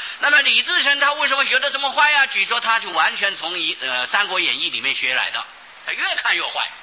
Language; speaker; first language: Chinese; non-native, local second language; Hakka Chinese